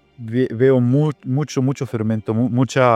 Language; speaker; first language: Spanish; non-native, fluent; Italian